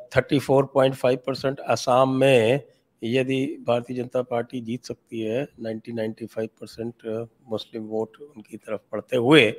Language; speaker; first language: Hindi; native; Hindi